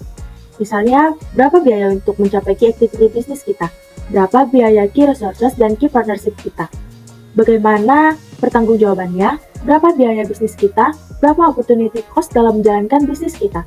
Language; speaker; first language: Indonesian; native; Indonesian